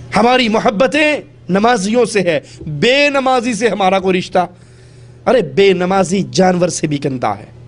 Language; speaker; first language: Urdu; native; Urdu